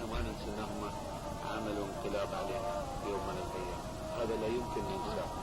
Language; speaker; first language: Arabic; native; Arabic